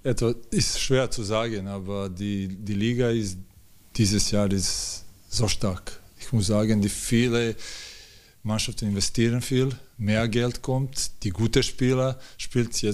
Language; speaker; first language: German; non-native, learner; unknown